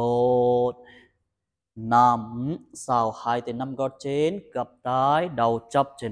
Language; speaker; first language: Vietnamese; non-native, learner; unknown